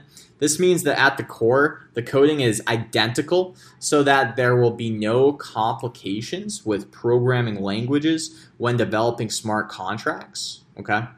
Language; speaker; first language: English; native; English